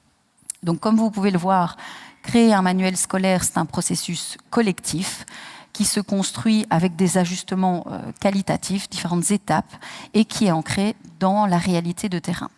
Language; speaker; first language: French; native; French